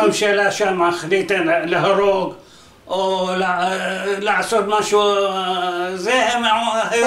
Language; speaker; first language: Hebrew; non-native, fluent; Arabic